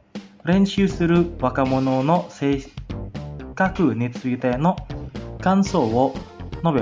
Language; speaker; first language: Japanese; non-native, fluent; Indonesian